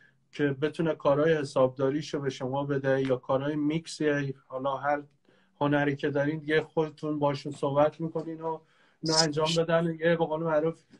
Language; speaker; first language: Persian; native; Persian